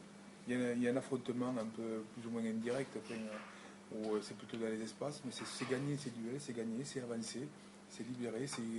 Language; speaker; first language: French; native; French